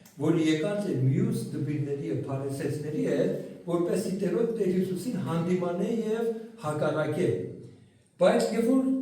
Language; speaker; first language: Armenian; early bilingual, heritage; Armenian